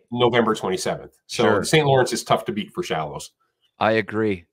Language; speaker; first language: English; native; English